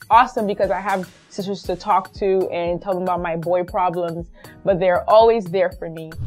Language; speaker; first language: English; early bilingual, other home language; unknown